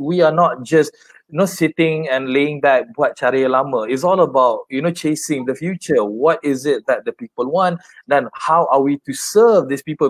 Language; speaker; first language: English; non-native, local second language; Malay